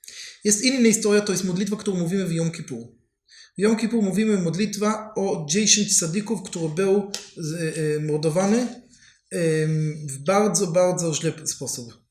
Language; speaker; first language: Polish; non-native, learner; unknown